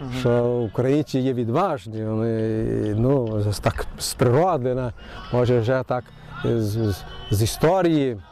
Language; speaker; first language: Ukrainian; early bilingual, heritage; Ukrainian